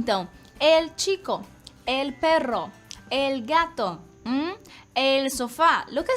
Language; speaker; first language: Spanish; non-native, fluent; Portuguese